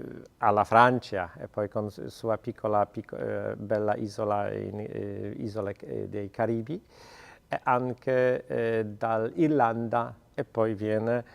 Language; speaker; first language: Italian; non-native, fluent; Polish